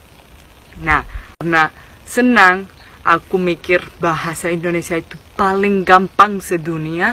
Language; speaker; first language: Indonesian; non-native, fluent; Spanish